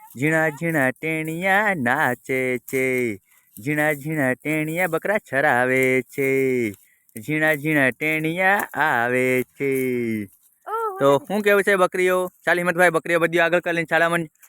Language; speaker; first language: Gujarati; non-native, local second language; Bhili